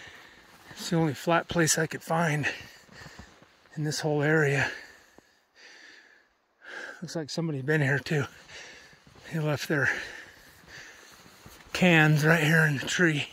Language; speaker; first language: English; native; English